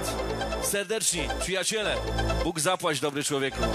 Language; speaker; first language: Polish; native; Polish